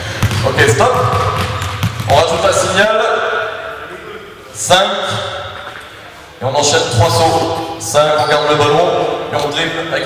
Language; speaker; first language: French; native; French